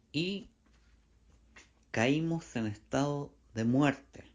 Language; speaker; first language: Spanish; native; Spanish